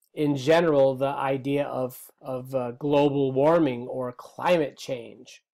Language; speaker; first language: English; native; English